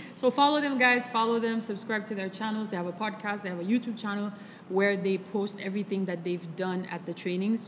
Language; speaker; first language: English; non-native, fluent; Haitian Creole